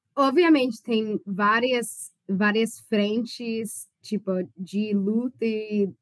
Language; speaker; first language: Portuguese; non-native, fluent; English